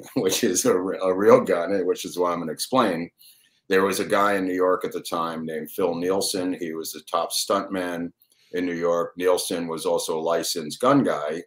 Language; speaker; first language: English; native; English